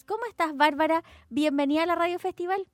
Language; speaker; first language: Spanish; native; Spanish